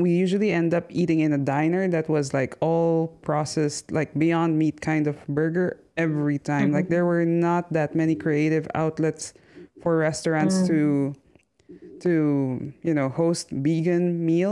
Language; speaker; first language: English; non-native, local second language; Filipino